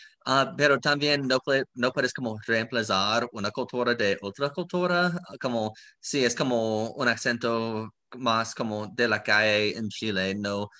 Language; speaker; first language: Spanish; non-native, fluent; English